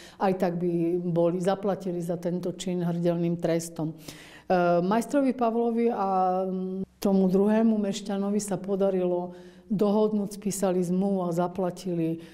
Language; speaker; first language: Slovak; native; Slovak